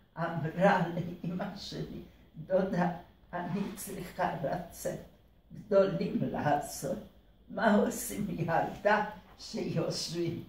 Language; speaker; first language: Hebrew; early bilingual, other home language; Hungarian